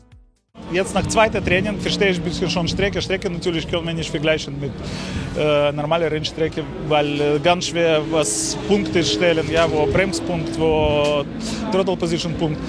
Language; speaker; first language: German; non-native, learner; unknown